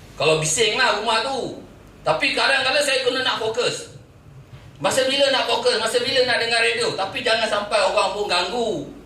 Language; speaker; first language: Malay; native; Malay